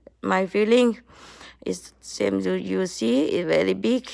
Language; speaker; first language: English; non-native, learner; Thai